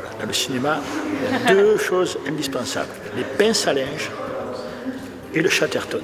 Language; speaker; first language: French; native; French